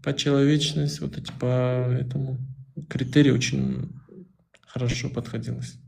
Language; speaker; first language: Russian; non-native, local second language; Kazakh